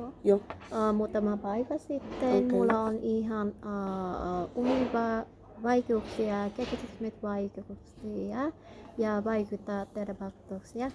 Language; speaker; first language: Finnish; non-native, learner; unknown